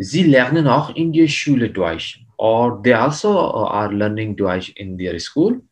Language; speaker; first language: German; non-native, learner; Hindi